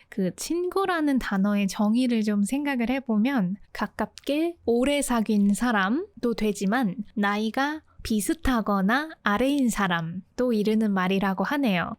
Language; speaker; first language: Korean; native; Korean